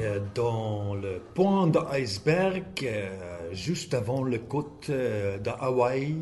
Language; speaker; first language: French; non-native, learner; English